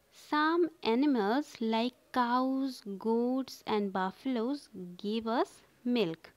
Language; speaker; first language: English; non-native, local second language; Bangla